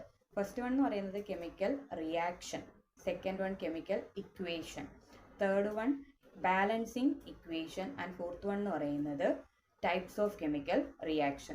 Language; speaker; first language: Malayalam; native; Malayalam